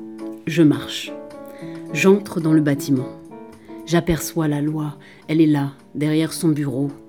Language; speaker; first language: French; native; French